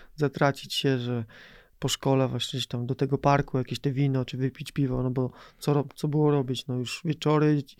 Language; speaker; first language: Polish; native; Polish